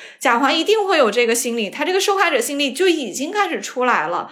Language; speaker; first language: Chinese; native; Chinese